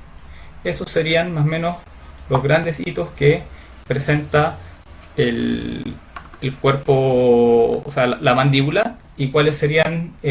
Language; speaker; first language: Spanish; native; Spanish